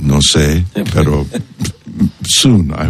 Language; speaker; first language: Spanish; non-native, learner; English